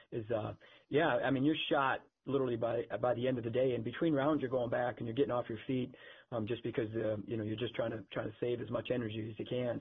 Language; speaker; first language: English; native; English